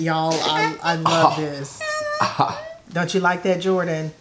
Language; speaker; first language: English; native; English